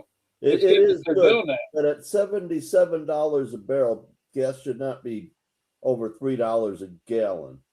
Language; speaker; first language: English; native; English